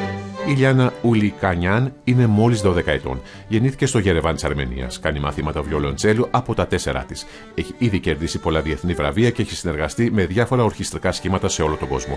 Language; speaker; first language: Greek; native; Greek